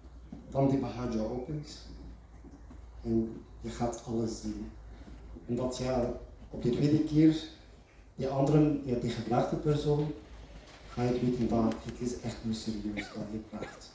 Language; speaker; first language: Dutch; non-native, learner; Kurdish